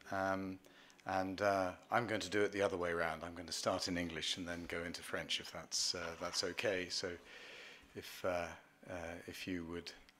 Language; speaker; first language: English; native; English